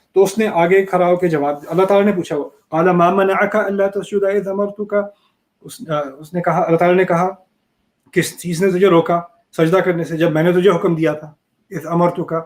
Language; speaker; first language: Urdu; early bilingual, heritage; Urdu